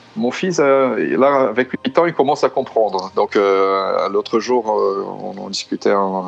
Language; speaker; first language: French; non-native, fluent; Portuguese